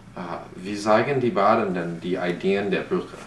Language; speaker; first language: German; non-native, learner; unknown